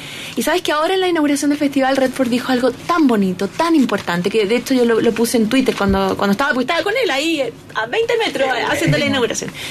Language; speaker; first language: Spanish; native; Spanish